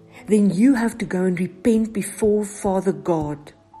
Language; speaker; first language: English; non-native, local second language; Afrikaans